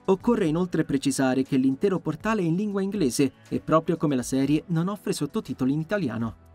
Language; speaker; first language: Italian; native; Italian